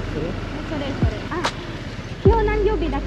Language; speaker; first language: Japanese; non-native, learner; Vietnamese